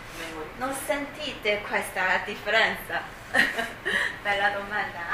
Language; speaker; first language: Italian; non-native, learner; Chinese